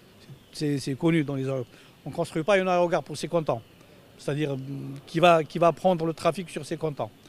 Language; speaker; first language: French; non-native, local second language; Arabic